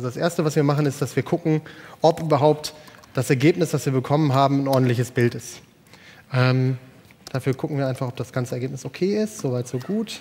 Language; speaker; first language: German; native; German